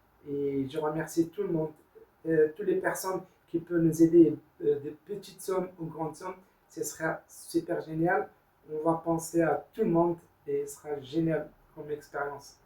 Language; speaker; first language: French; non-native, learner; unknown